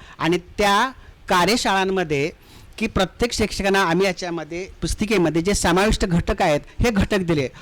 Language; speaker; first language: Marathi; native; Marathi